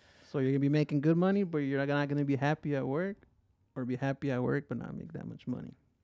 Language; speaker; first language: English; early bilingual, other home language; Spanish